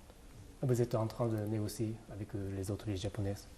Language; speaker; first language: French; non-native, fluent; Japanese